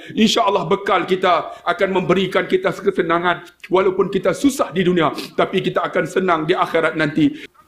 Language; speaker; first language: Malay; native; Malay